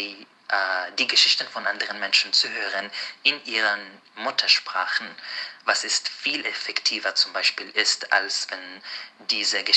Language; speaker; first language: German; non-native, fluent; Arabic